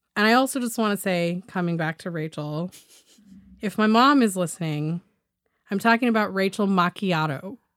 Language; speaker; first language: English; native; English